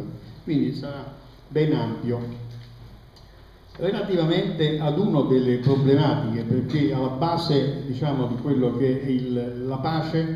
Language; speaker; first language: Italian; native; Italian